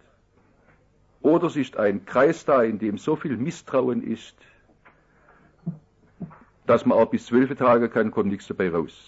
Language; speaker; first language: German; native; German